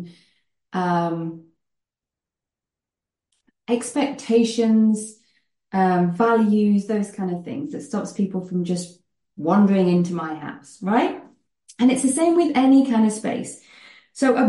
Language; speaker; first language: English; native; English